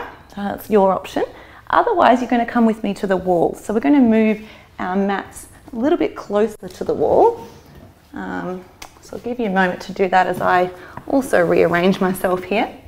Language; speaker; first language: English; native; English